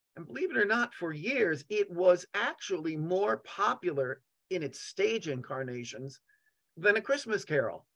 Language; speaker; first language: English; native; English